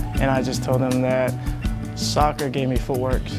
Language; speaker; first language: English; non-native, fluent; Samoan